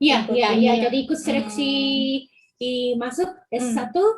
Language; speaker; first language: Indonesian; non-native, fluent; Japanese